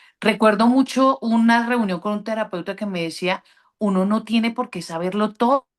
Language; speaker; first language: Spanish; native; Spanish